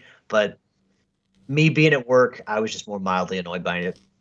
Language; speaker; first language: English; native; English